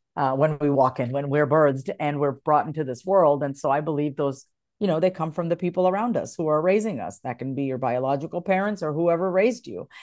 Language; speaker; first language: English; native; English